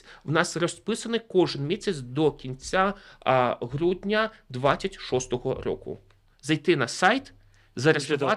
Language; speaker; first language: Ukrainian; native; Ukrainian